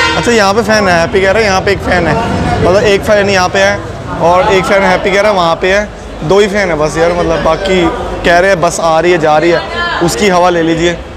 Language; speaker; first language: Hindi; non-native, local second language; Punjabi